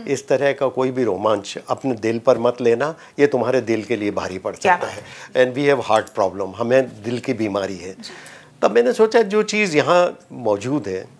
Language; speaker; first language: Hindi; native; Hindi